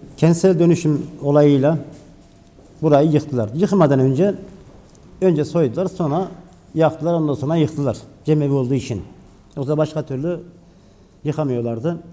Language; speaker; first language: Turkish; native; Turkish